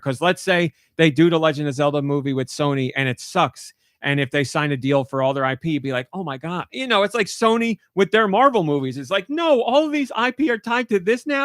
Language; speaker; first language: English; native; English